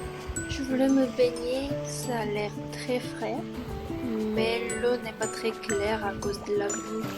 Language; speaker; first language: French; non-native, fluent; Korean